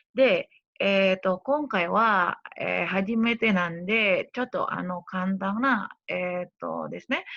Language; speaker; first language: Japanese; non-native, fluent; Indonesian